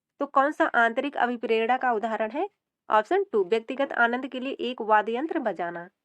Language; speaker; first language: Hindi; native; Hindi